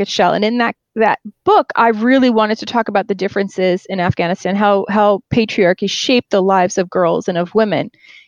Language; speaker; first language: English; native; English